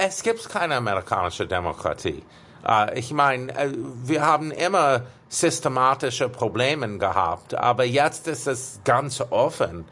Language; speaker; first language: German; non-native, fluent; English